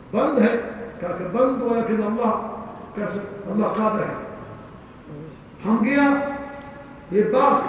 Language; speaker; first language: Urdu; non-native, learner; Arabic